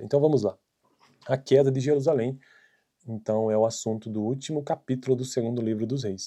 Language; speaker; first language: Portuguese; native; Portuguese